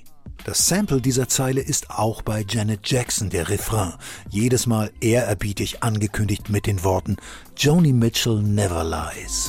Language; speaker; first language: German; native; German